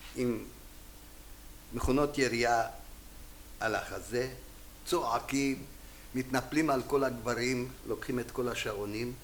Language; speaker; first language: Hebrew; non-native, fluent; Hungarian